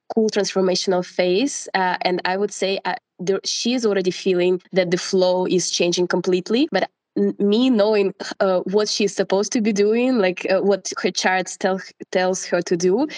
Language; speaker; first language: English; non-native, fluent; Russian